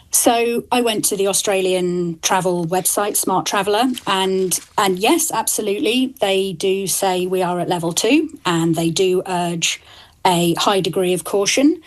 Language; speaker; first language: English; native; English